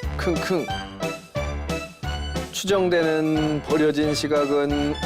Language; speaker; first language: Korean; native; Korean